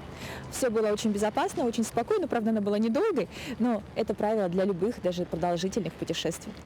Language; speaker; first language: Russian; native; Russian